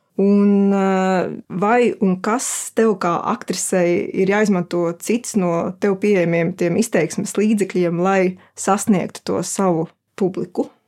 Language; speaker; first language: Latvian; native; Latvian